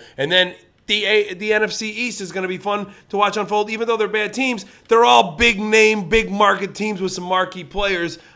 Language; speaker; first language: English; native; English